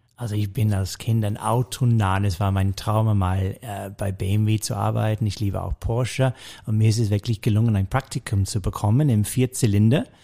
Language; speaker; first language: German; non-native, fluent; English